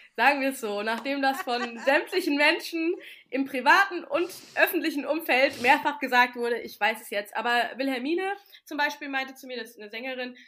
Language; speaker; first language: German; native; German